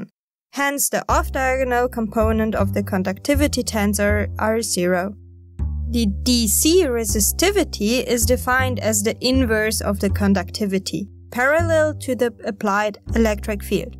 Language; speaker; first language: English; non-native, fluent; German